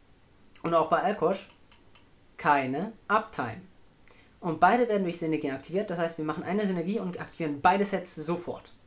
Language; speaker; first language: German; native; German